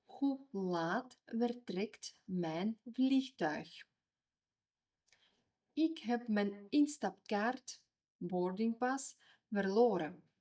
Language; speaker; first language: Dutch; non-native, fluent; Ukrainian